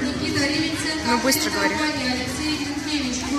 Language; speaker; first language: Russian; native; Russian